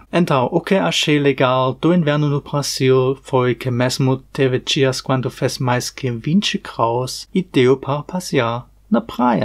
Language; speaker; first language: Portuguese; non-native, fluent; German